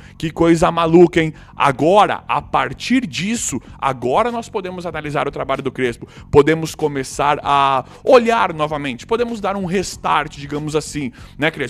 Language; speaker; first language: Portuguese; native; Portuguese